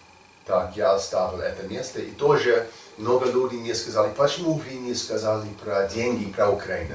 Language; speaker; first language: Russian; non-native, learner; English